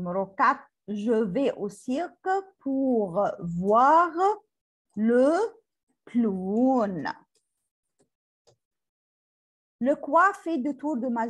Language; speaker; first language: French; non-native, learner; Arabic